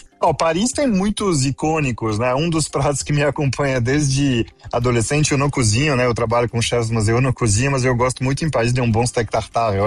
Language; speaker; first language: Portuguese; non-native, fluent; French